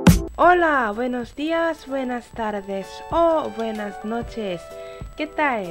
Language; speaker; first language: Spanish; non-native, fluent; Korean